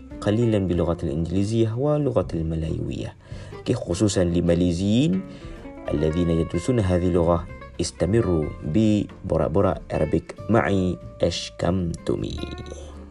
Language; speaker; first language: Arabic; non-native, learner; Malay